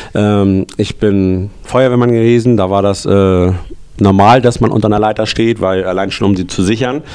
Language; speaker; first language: German; native; German